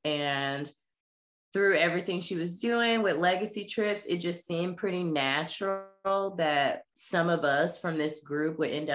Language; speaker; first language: English; native; English